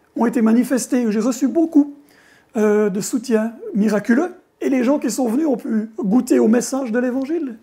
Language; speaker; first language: French; native; French